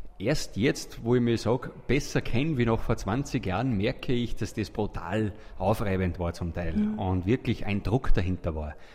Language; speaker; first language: German; native; German